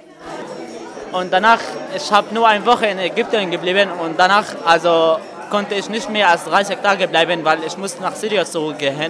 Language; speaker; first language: German; non-native, learner; Arabic